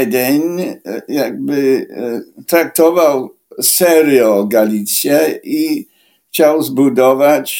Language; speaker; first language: Polish; non-native, fluent; English